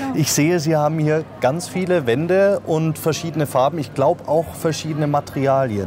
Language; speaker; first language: German; native; German